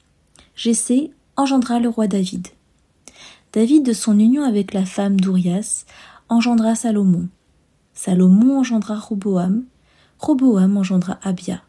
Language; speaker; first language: French; native; French